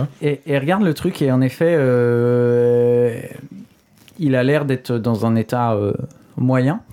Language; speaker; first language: French; native; French